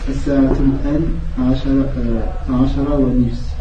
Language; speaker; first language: Arabic; non-native, learner; French